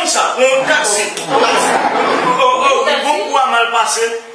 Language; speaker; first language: Portuguese; non-native, learner; Haitian Creole